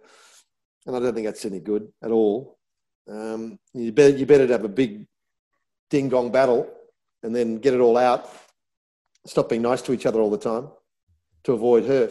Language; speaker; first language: English; native; English